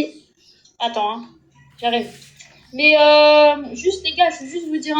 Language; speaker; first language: French; native; French